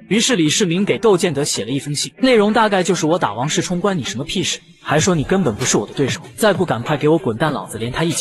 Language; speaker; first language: Chinese; native; Chinese